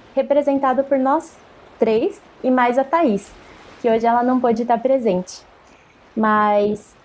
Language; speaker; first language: Portuguese; native; Portuguese